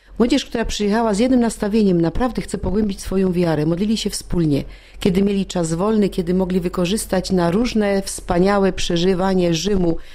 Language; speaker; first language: Polish; native; Polish